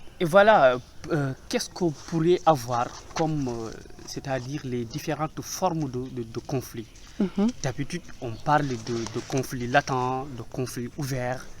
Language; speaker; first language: French; non-native, local second language; Wolof